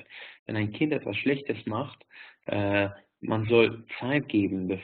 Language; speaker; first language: German; non-native, fluent; Hungarian